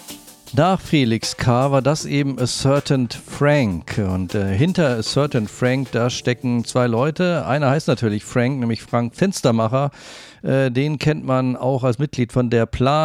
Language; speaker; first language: German; native; German